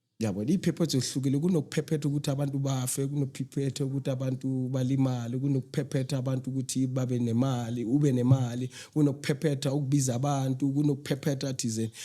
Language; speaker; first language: Zulu; non-native, local second language; Northern Sotho